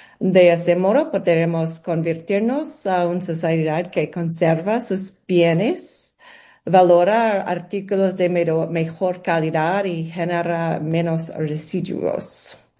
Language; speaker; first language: Spanish; non-native, learner; English